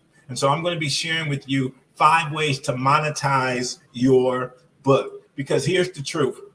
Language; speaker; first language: English; native; English